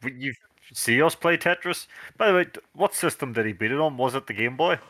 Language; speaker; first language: English; native; English